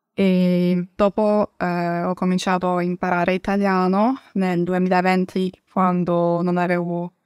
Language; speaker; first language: English; non-native, fluent; Turkish